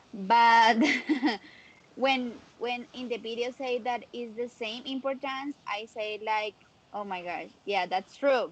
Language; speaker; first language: English; non-native, learner; Spanish